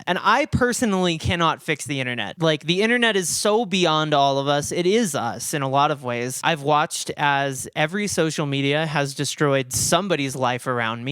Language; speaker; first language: English; native; English